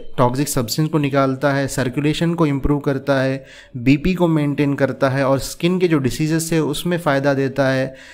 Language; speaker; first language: Hindi; non-native, local second language; Urdu